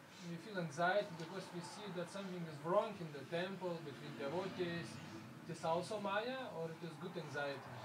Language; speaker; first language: English; non-native, fluent; Lithuanian